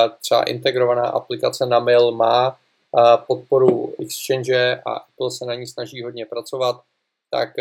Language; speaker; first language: Czech; native; Czech